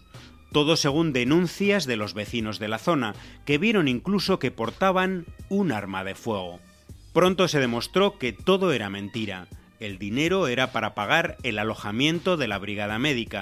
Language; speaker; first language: Spanish; native; Spanish